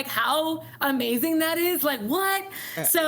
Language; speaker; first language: English; native; English